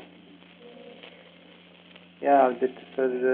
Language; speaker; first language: Norwegian; early bilingual, heritage; Norwegian